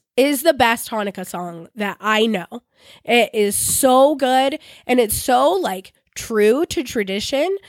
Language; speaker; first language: English; native; English